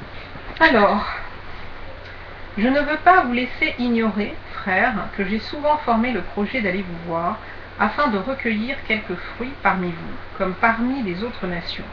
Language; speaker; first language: French; native; French